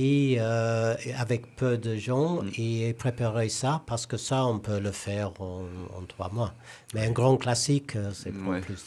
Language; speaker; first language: French; non-native, learner; English